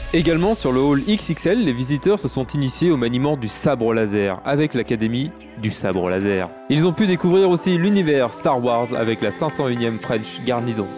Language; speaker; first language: French; native; French